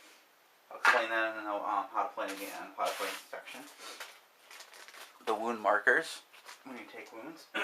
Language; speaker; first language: English; native; English